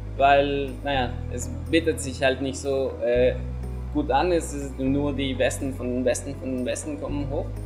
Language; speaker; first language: German; non-native, fluent; Spanish